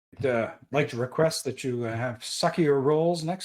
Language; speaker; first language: English; native; English